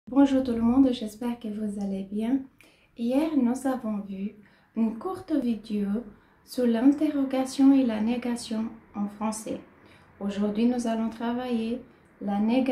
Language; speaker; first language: French; non-native, fluent; Portuguese